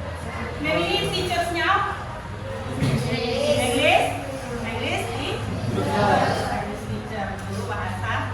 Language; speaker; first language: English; non-native, learner; Indonesian